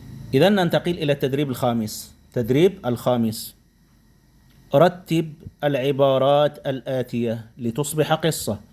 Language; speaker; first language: Arabic; non-native, fluent; Indonesian